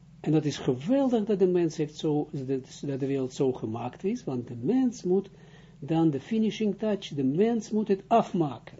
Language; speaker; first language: Dutch; non-native, fluent; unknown